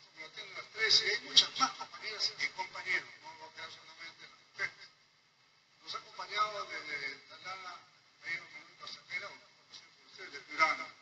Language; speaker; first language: Spanish; native; Spanish